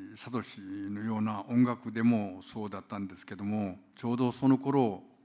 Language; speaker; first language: Japanese; non-native, fluent; Korean